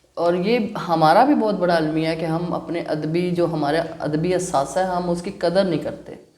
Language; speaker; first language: Urdu; non-native, local second language; Punjabi